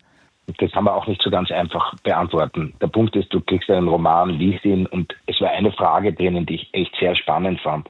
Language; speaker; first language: German; native; German